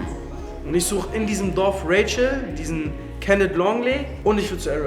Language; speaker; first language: German; native; German